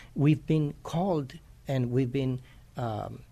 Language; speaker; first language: English; non-native, fluent; Romanian